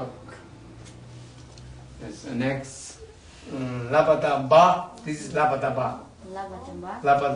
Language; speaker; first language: English; non-native, learner; Tibetan